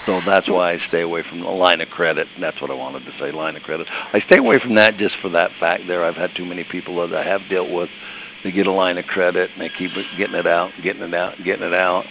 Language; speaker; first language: English; native; English